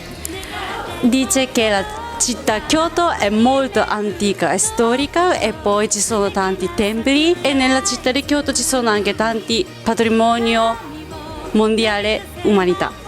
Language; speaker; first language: Italian; non-native, fluent; Japanese